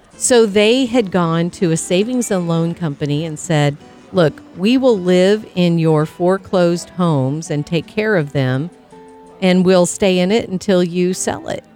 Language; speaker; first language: English; native; English